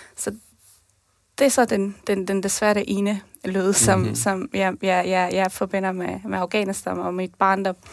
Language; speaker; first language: Danish; early bilingual, other home language; Persian